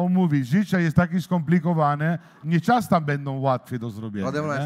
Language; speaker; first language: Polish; non-native, learner; Italian